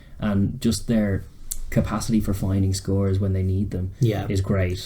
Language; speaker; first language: English; native; English